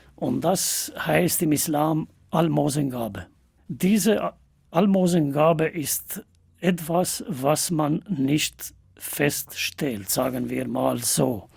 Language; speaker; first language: German; non-native, fluent; Albanian